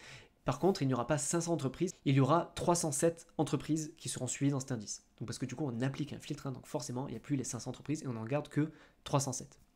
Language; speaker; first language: French; native; French